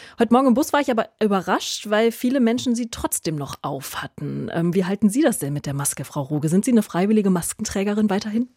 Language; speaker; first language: German; native; German